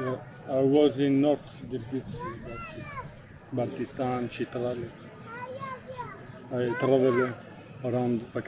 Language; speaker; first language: English; non-native, learner; French